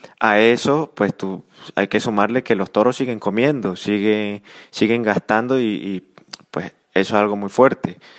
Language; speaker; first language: Spanish; native; Spanish